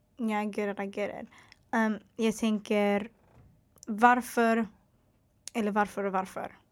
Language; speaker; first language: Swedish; early bilingual, other home language; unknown